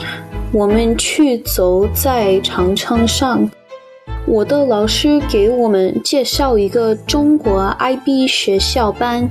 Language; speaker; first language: Chinese; non-native, learner; English